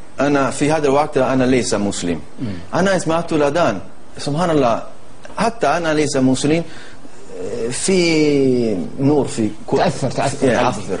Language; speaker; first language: Arabic; non-native, learner; Italian